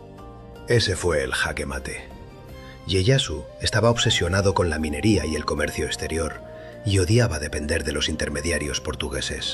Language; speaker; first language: Spanish; native; Spanish